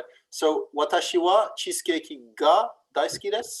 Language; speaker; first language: Japanese; non-native, learner; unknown